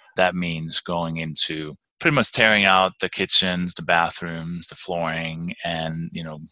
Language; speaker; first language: English; non-native, fluent; Danish